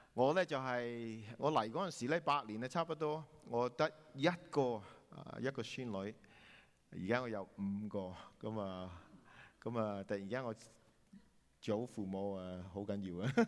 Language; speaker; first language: Chinese; native; Chinese